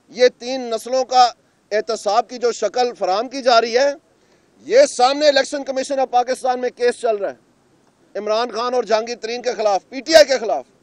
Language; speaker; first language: Urdu; non-native, local second language; Punjabi